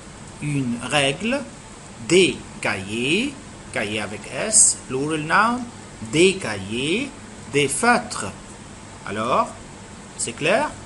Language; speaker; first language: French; non-native, fluent; Arabic